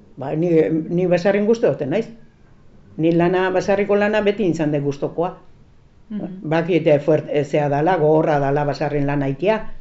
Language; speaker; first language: Basque; native; Basque